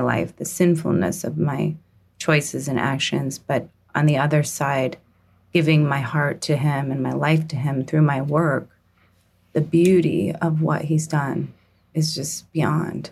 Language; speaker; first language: English; native; English